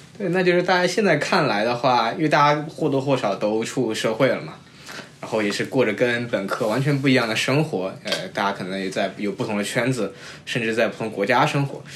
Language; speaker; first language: Chinese; native; Chinese